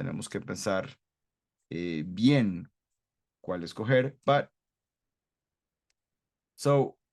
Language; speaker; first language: Spanish; non-native, fluent; English